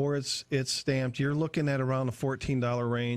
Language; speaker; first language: English; native; English